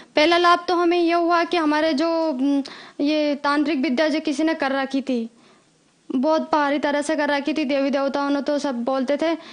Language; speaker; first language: Hindi; native; Hindi